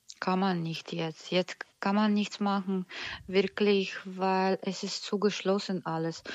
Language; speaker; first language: German; non-native, learner; Ukrainian